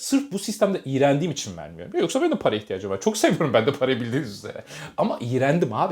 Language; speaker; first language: Turkish; native; Turkish